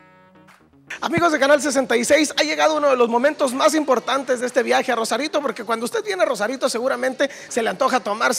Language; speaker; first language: Spanish; native; Spanish